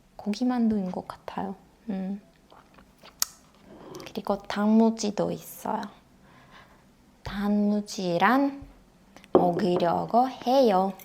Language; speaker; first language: Korean; non-native, learner; Russian